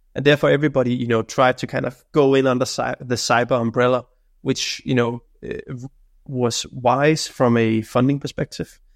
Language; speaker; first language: English; non-native, fluent; Danish